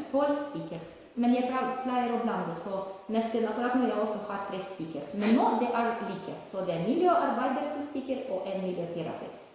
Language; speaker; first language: Norwegian; non-native, learner; Ukrainian